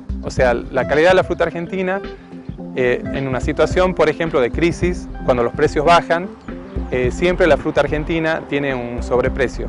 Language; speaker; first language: Spanish; native; Spanish